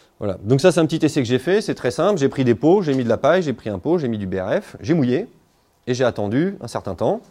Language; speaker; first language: French; native; French